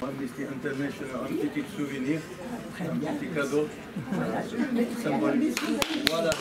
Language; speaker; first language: French; non-native, fluent; Chechen